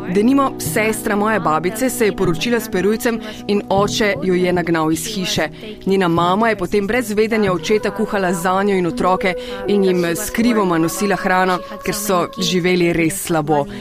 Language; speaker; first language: Slovenian; non-native, fluent; Spanish